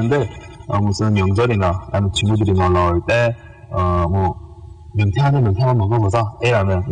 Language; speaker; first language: Korean; early bilingual, heritage; Korean